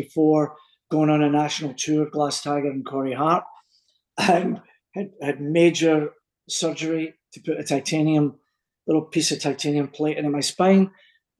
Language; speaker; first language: English; native; English